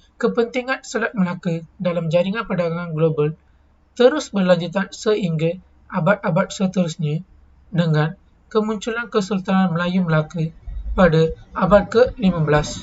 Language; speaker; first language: Malay; non-native, local second language; Tamil